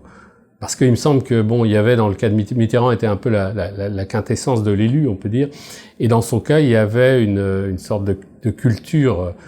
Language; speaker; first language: French; native; French